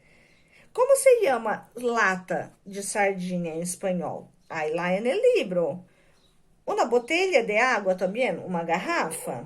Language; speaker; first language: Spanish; non-native, fluent; Portuguese